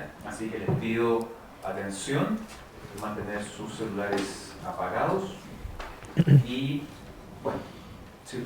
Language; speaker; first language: Spanish; native; Spanish